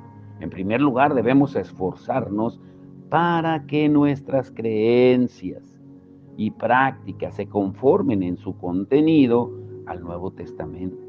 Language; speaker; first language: Spanish; native; Spanish